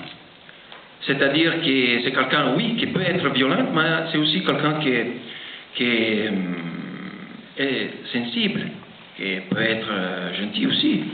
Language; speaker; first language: French; non-native, fluent; Italian